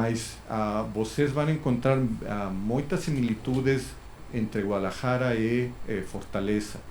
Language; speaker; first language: Portuguese; non-native, learner; Spanish